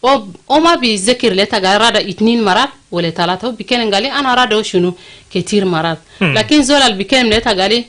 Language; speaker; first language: Arabic; non-native, local second language; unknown